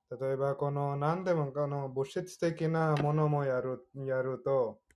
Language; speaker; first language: Japanese; non-native, fluent; Hindi